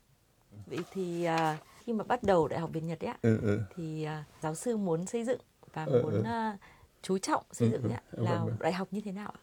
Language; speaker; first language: Vietnamese; native; Vietnamese